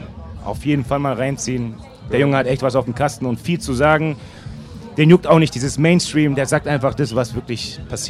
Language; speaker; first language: German; native; German